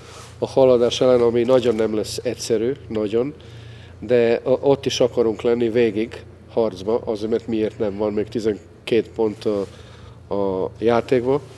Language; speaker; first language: Hungarian; non-native, fluent; Serbian